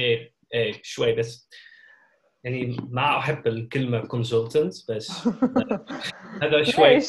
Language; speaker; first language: Arabic; non-native, learner; Dutch